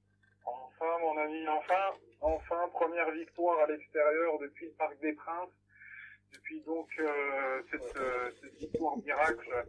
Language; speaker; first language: French; native; French